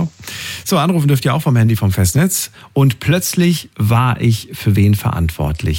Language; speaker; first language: German; native; German